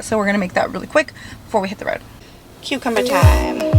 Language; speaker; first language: English; native; English